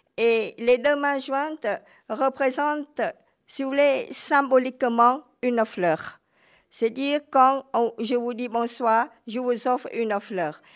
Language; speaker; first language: French; non-native, fluent; Khmer